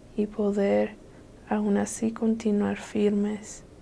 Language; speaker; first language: Spanish; early bilingual, other home language; English